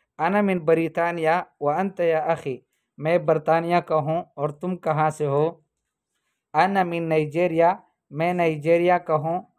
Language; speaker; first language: Urdu; native; Urdu